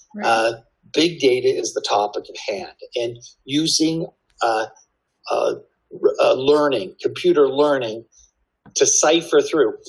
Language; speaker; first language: English; native; English